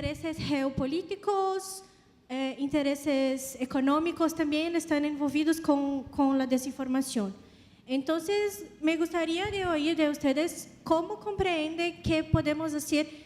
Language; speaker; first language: Spanish; non-native, learner; Portuguese